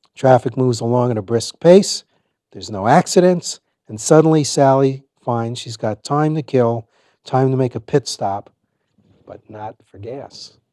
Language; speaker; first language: English; native; English